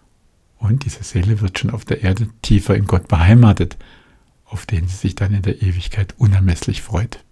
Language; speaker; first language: German; native; German